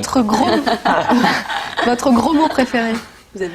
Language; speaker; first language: French; native; French